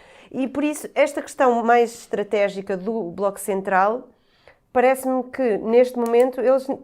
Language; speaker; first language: Portuguese; native; Portuguese